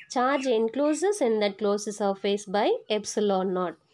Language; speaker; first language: English; non-native, local second language; Tamil